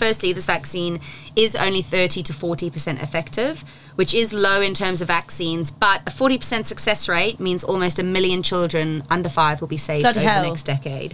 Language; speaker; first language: English; native; English